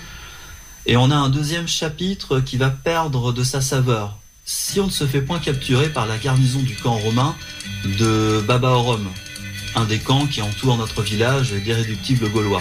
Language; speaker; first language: French; native; French